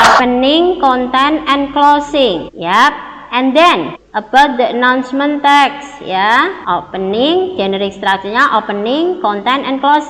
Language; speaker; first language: English; non-native, learner; Indonesian